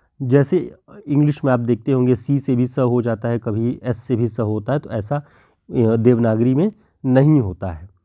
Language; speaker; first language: Hindi; native; Hindi